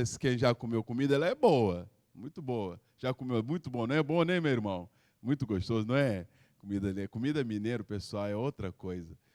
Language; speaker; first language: Portuguese; non-native, local second language; Upper Guinea Crioulo